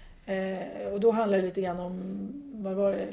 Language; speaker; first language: Swedish; native; Swedish